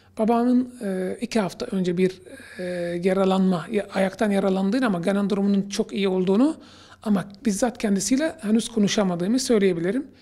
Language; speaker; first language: Turkish; non-native, fluent; Arabic